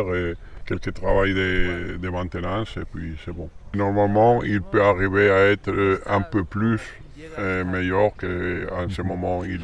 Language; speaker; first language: French; non-native, learner; Spanish